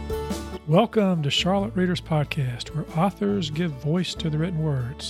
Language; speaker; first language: English; native; English